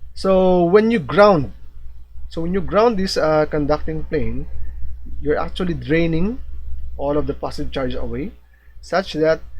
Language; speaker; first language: English; non-native, local second language; Filipino